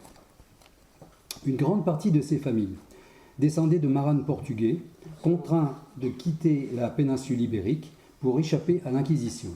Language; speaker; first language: French; native; French